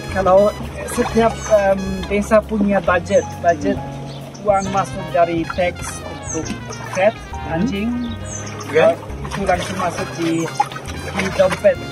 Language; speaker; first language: Indonesian; non-native, learner; German